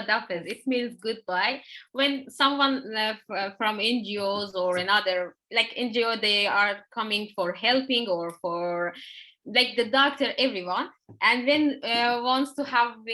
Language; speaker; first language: English; non-native, learner; Persian